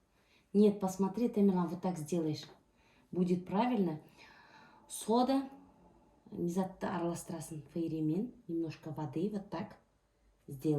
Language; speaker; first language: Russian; non-native, local second language; Kazakh